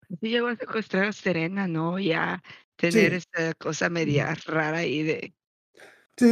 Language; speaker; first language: Spanish; native; Spanish